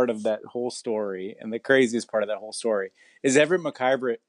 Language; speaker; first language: English; native; English